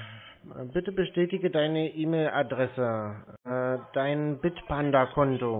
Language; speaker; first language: German; native; German